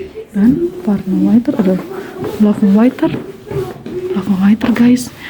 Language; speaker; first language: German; non-native, learner; Indonesian